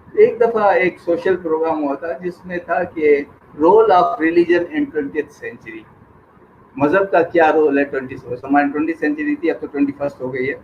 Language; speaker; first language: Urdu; non-native, local second language; Sindhi